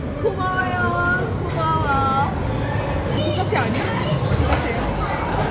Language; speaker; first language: Korean; non-native, learner; Arabic